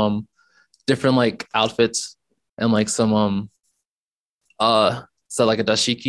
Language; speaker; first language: English; native; English